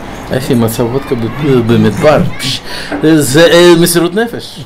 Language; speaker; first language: Hebrew; non-native, fluent; Russian